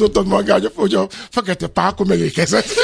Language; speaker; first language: Hungarian; non-native, learner; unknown